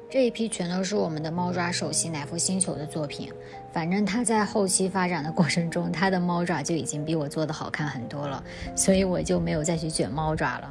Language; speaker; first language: Chinese; native; Chinese